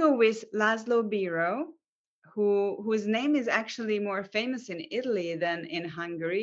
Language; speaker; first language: English; non-native, fluent; Hungarian